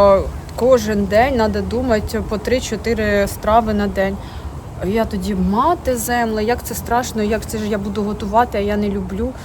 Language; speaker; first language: Ukrainian; non-native, local second language; Russian